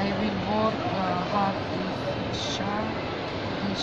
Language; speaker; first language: English; non-native, learner; Turkish